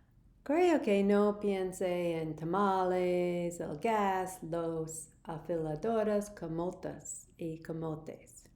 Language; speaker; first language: Spanish; non-native, learner; English